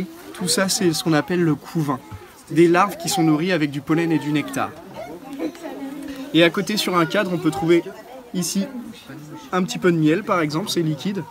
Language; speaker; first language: French; native; French